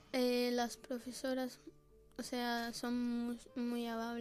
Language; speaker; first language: Spanish; early bilingual, other home language; Arabic